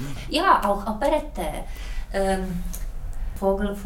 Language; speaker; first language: German; non-native, learner; Czech